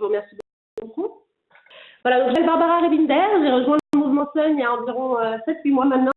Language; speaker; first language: French; native; French